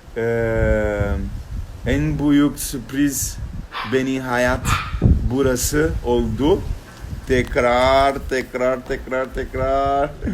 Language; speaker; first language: Turkish; non-native, learner; Portuguese